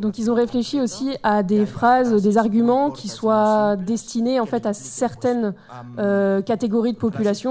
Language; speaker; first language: French; native; French